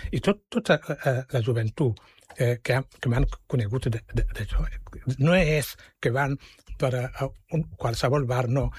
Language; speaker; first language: Catalan; non-native, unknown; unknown